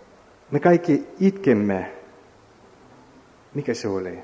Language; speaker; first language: Finnish; non-native, learner; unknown